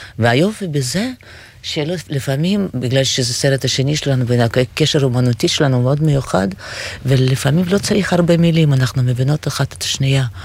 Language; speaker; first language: Hebrew; non-native, fluent; Russian